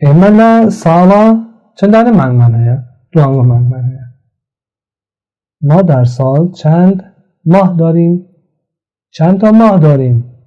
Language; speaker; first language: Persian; non-native, fluent; Central Kurdish